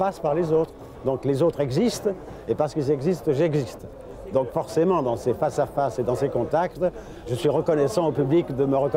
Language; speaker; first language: French; native; French